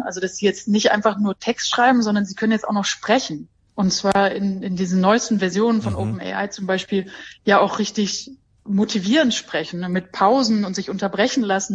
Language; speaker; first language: German; native; German